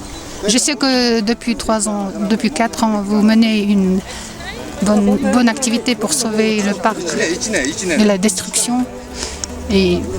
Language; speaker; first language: French; non-native, fluent; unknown